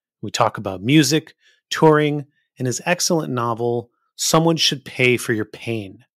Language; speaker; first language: English; native; English